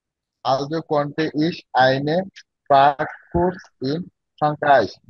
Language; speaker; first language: German; non-native, learner; Bangla